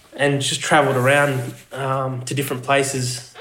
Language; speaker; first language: English; native; English